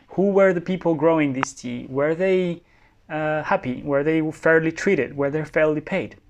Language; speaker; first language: English; non-native, fluent; Spanish